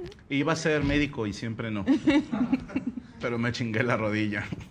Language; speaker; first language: Spanish; native; Spanish